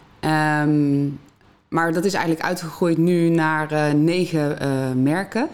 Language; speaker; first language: Dutch; native; Dutch